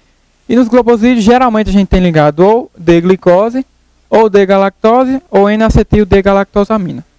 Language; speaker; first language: Portuguese; native; Portuguese